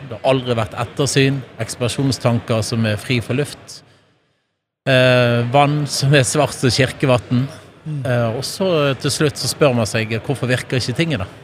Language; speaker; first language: Norwegian; native; Norwegian